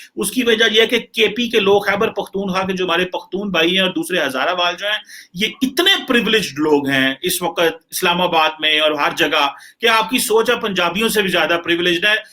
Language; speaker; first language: Hindi; non-native, local second language; Punjabi